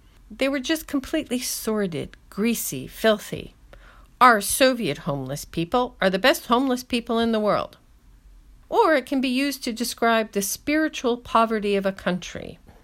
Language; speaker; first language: English; native; English